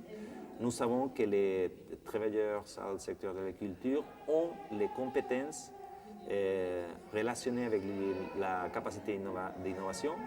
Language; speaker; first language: French; non-native, fluent; Spanish